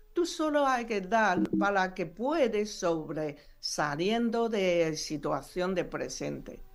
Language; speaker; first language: Spanish; non-native, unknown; Chinese